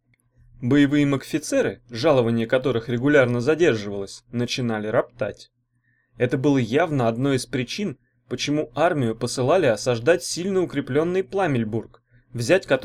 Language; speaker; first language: Russian; native; Russian